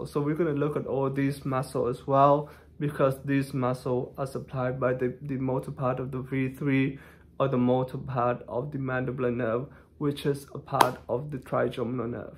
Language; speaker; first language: English; non-native, fluent; Thai